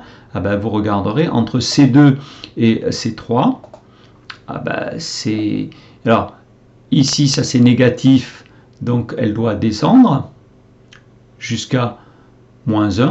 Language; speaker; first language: French; native; French